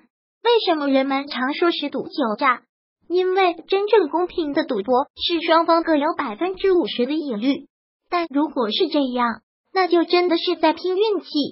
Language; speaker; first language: Chinese; native; Chinese